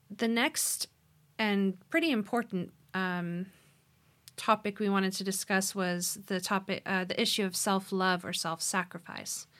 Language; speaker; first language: English; native; English